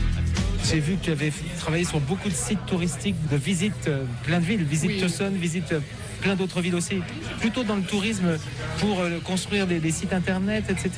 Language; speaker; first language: French; native; French